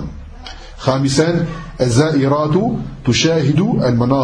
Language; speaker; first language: Arabic; non-native, fluent; French